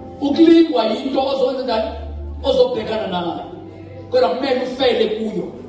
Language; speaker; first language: Zulu; non-native, local second language; Xhosa